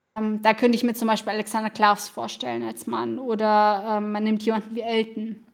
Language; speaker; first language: German; early bilingual, other home language; Russian